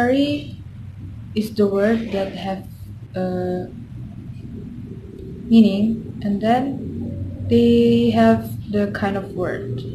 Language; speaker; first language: English; non-native, learner; Indonesian